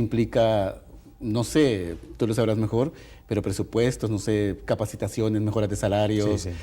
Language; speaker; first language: Spanish; native; Spanish